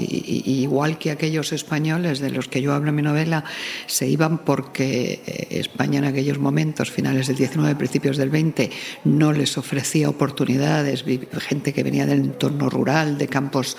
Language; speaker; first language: Spanish; native; Spanish